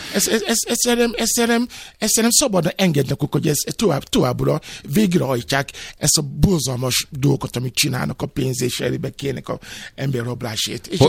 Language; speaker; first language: Hungarian; non-native, learner; Yoruba